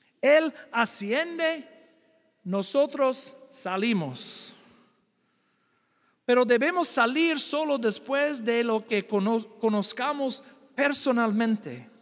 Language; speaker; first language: Spanish; non-native, fluent; English